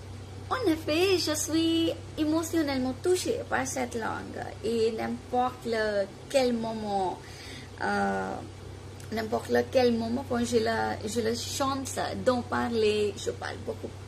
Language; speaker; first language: French; non-native, fluent; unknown